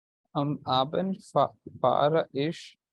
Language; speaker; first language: German; non-native, learner; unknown